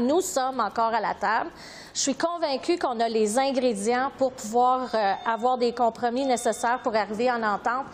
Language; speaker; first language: French; native; French